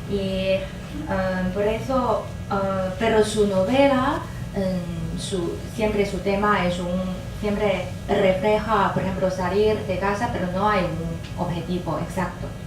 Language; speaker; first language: Spanish; non-native, fluent; Chinese